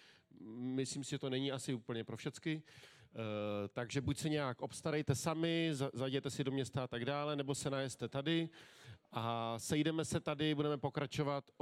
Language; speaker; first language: Czech; native; Czech